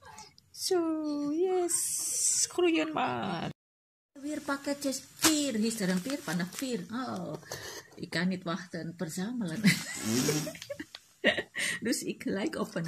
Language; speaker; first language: Dutch; non-native, learner; Indonesian